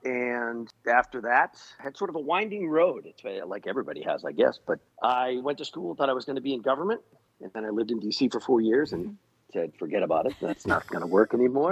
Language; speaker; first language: English; native; English